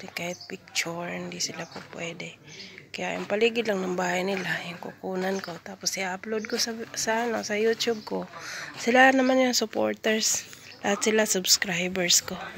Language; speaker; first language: Filipino; non-native, local second language; Cebuano